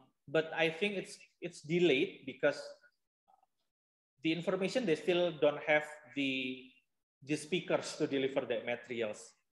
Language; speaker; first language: English; non-native, fluent; Indonesian